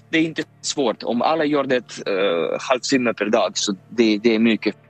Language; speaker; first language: Swedish; non-native, fluent; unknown